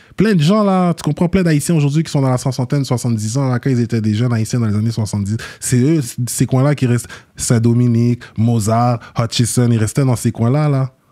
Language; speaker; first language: French; early bilingual, other home language; Haitian Creole